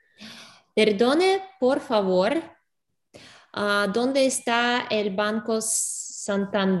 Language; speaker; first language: Spanish; non-native, learner; English